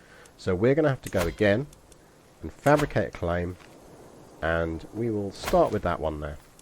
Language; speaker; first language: English; native; English